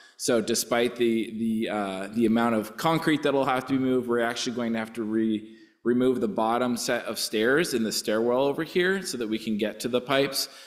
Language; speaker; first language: English; native; English